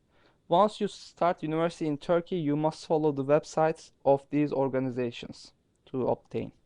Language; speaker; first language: English; non-native, fluent; Turkish